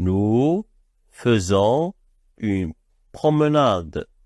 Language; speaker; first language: French; non-native, fluent; Arabic